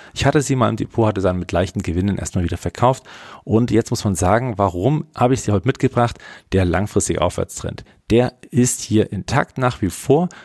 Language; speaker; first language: German; native; German